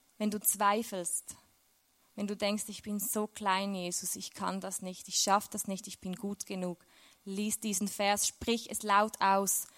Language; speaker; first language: German; native; German